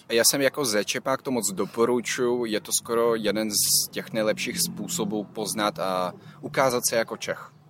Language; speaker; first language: Czech; non-native, fluent; Ukrainian